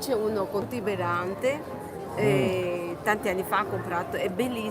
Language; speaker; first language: Italian; non-native, learner; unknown